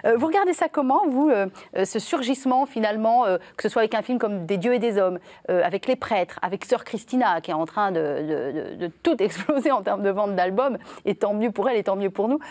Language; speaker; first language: French; native; French